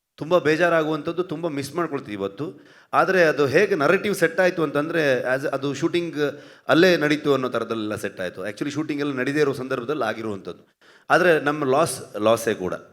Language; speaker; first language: Kannada; native; Kannada